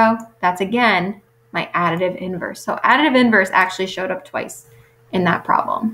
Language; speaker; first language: English; native; English